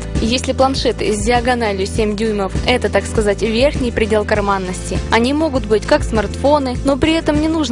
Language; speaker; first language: Russian; native; Russian